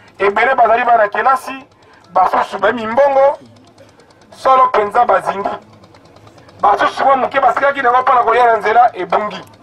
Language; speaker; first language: Lingala; native; Lingala